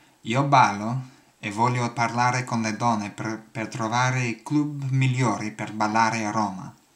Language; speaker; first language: Italian; non-native, learner; English